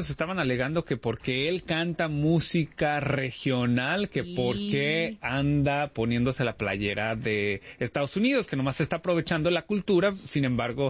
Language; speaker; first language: Spanish; early bilingual, heritage; Spanish